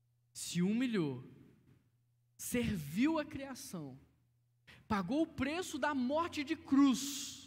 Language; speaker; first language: Portuguese; native; Portuguese